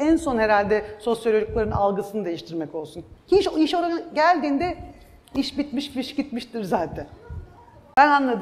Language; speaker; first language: Turkish; native; Turkish